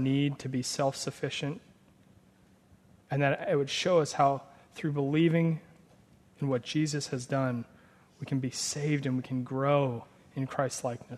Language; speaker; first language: English; native; English